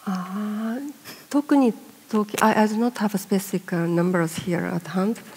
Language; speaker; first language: English; non-native, fluent; Japanese